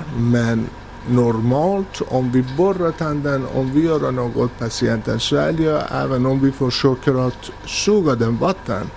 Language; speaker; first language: Swedish; non-native, learner; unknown